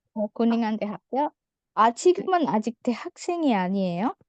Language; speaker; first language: Korean; non-native, fluent; Indonesian